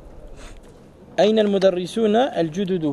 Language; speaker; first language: Arabic; non-native, fluent; French